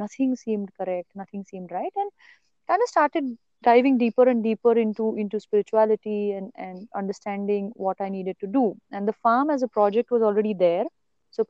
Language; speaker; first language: English; non-native, local second language; Marathi